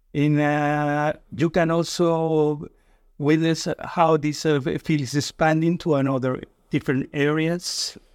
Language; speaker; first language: English; non-native, fluent; Spanish